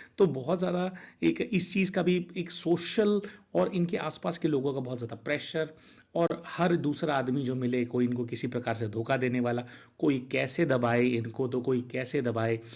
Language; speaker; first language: Hindi; native; Hindi